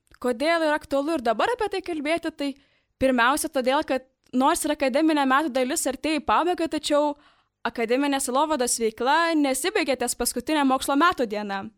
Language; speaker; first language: Lithuanian; native; Lithuanian